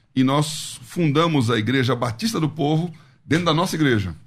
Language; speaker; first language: Portuguese; native; Portuguese